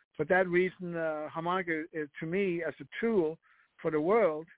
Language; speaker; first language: English; non-native, fluent; Danish